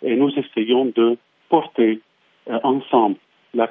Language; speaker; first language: French; non-native, fluent; Arabic